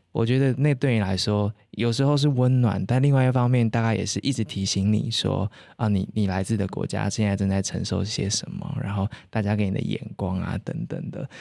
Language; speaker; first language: Chinese; native; Chinese